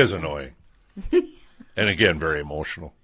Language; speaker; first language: English; native; English